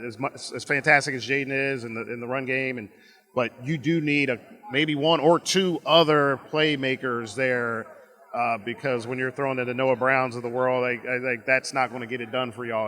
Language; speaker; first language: English; native; English